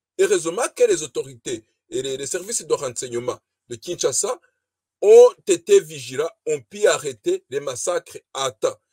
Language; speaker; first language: French; non-native, local second language; Kinyarwanda